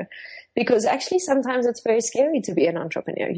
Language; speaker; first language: English; non-native, local second language; Afrikaans